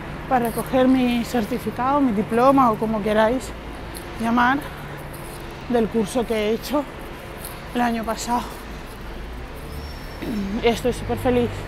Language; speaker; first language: Spanish; non-native, fluent; Georgian